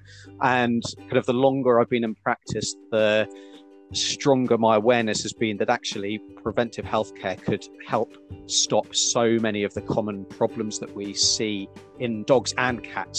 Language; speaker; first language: English; native; English